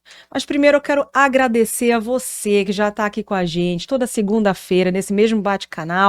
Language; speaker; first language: Portuguese; native; Portuguese